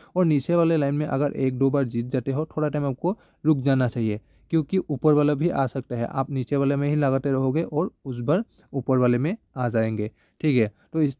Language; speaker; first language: Hindi; non-native, local second language; Bangla